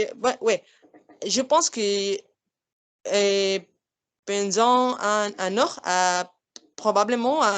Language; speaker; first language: French; non-native, fluent; Spanish